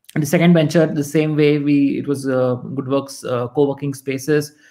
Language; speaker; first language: English; non-native, local second language; Kannada